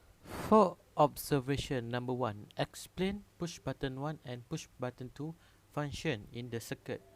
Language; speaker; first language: English; non-native, local second language; Malay